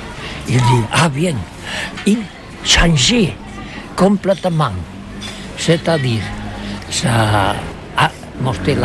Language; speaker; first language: French; non-native, learner; Spanish